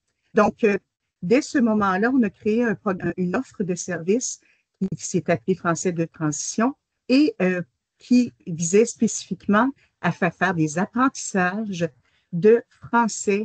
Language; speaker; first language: French; native; French